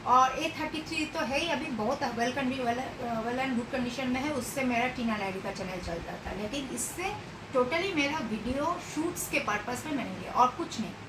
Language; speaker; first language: Hindi; non-native, local second language; Bangla